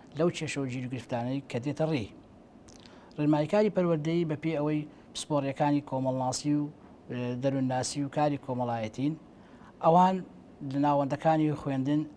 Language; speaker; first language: Central Kurdish; native; Central Kurdish